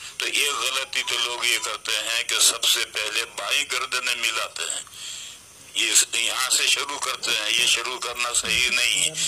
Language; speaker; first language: Urdu; non-native, local second language; Gujarati